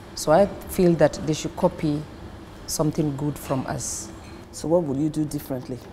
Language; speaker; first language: English; non-native, local second language; Fula